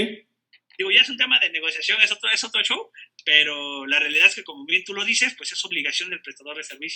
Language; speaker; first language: Spanish; native; Spanish